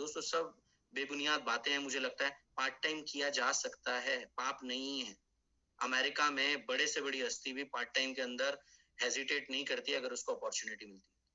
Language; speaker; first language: Hindi; native; Hindi